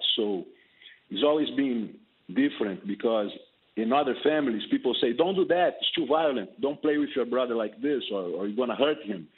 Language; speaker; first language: English; non-native, fluent; Portuguese